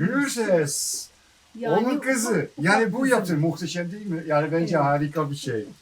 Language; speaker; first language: Turkish; non-native, fluent; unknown